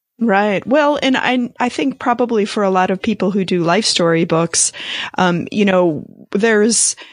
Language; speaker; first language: English; native; English